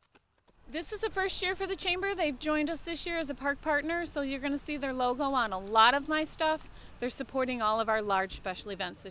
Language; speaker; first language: English; native; English